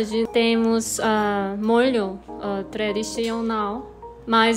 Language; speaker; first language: Portuguese; non-native, learner; Korean